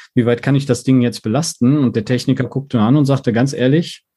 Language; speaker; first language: German; native; German